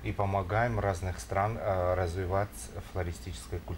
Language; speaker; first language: Russian; non-native, fluent; Romanian